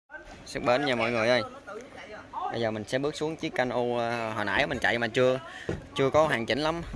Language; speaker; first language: Vietnamese; native; Vietnamese